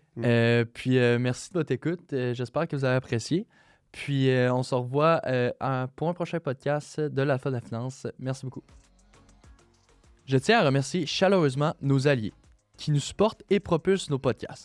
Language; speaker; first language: French; native; French